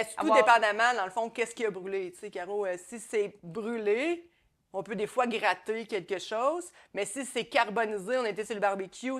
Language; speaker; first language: French; native; French